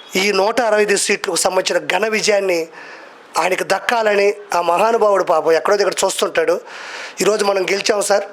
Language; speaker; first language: Telugu; native; Telugu